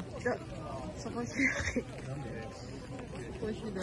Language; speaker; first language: Japanese; non-native, learner; Filipino